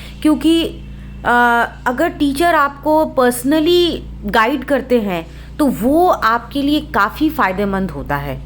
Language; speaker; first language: Hindi; native; Hindi